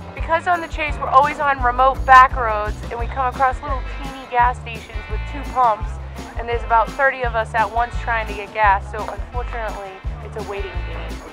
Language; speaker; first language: English; non-native, fluent; German